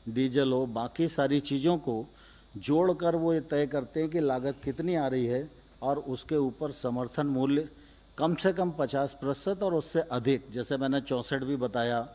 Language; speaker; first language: Hindi; native; Hindi